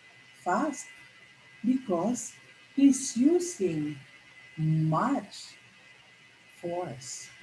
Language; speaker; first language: English; non-native, local second language; Filipino